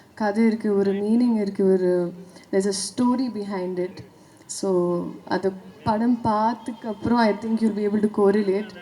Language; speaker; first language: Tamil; non-native, learner; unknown